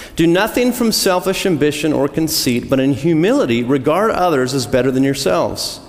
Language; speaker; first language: English; native; English